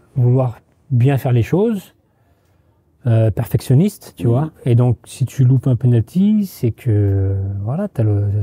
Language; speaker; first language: French; native; French